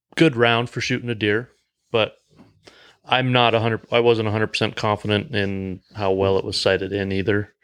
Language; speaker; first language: English; native; English